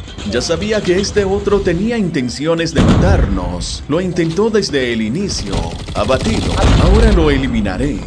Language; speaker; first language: Spanish; native; Spanish